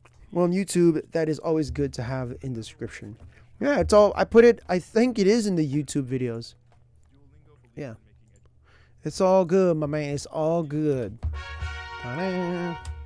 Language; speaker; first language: English; native; English